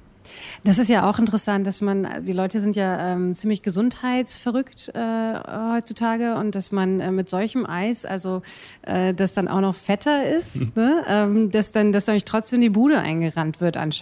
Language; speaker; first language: German; native; German